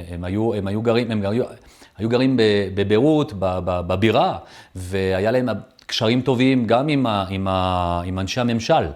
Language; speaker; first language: Hebrew; early bilingual, other home language; French